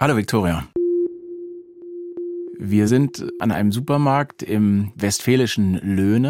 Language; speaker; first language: German; native; German